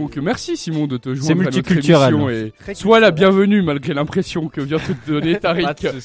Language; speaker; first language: French; native; French